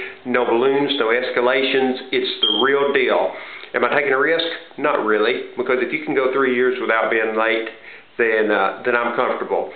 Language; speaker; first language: English; native; English